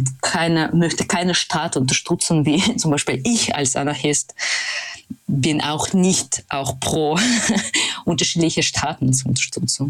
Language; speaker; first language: German; non-native, fluent; Russian